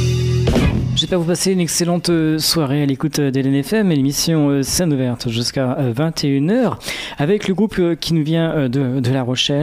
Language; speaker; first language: French; native; French